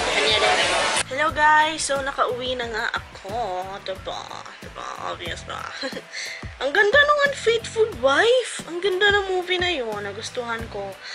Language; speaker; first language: Filipino; non-native, local second language; Cebuano